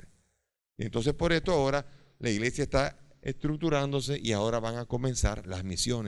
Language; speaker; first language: Spanish; native; Spanish